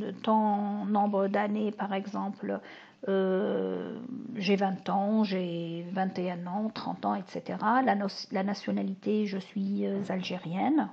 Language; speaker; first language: French; non-native, local second language; Arabic